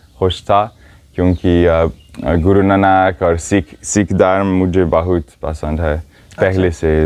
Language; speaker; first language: Hindi; non-native, learner; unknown